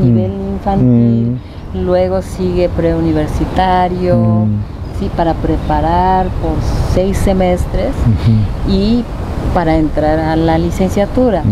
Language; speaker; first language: Spanish; non-native, fluent; Japanese